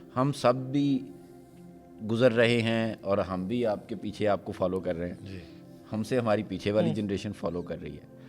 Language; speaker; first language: Urdu; native; Urdu